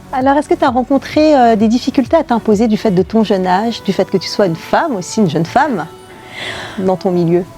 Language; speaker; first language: French; native; French